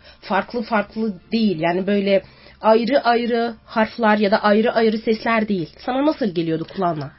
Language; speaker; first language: Turkish; native; Turkish